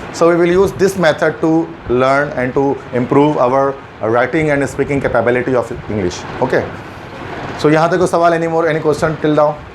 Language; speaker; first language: Urdu; native; Urdu